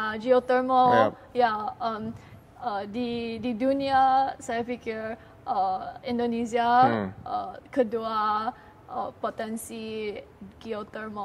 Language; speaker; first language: Indonesian; non-native, learner; Chinese